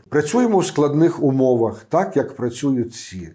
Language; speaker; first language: Ukrainian; non-native, local second language; Romanian